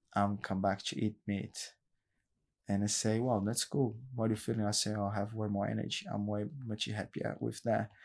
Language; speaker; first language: English; non-native, learner; Portuguese